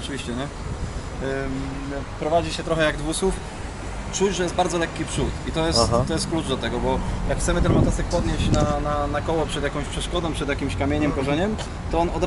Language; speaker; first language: Polish; native; Polish